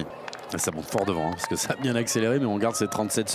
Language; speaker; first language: French; native; French